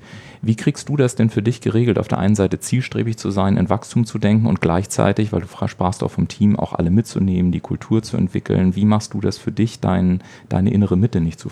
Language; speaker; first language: German; native; German